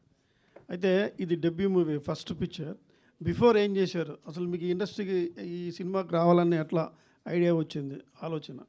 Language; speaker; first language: Telugu; native; Telugu